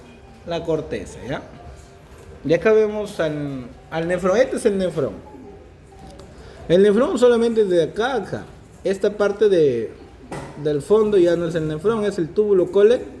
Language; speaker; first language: Spanish; native; Spanish